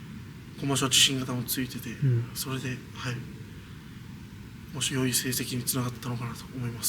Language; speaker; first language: Japanese; native; Japanese